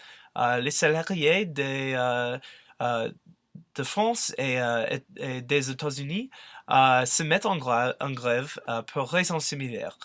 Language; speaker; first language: French; non-native, learner; English